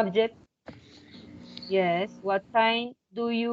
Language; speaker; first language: English; non-native, fluent; Spanish